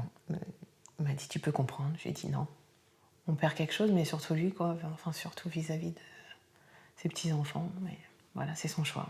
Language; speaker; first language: French; native; French